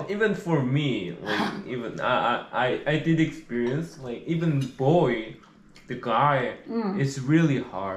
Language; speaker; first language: English; non-native, learner; Korean